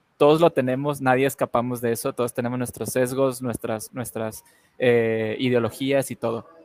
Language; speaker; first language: Spanish; native; Spanish